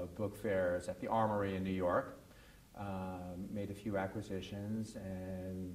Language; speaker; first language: English; native; English